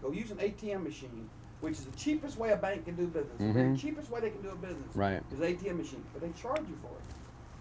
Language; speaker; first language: English; native; English